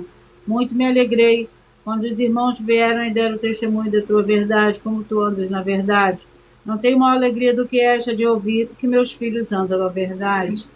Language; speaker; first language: Portuguese; native; Portuguese